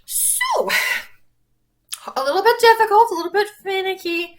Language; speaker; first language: English; native; English